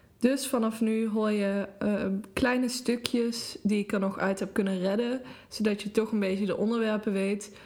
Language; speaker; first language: Dutch; native; Dutch